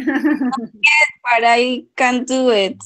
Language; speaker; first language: English; non-native, learner; Spanish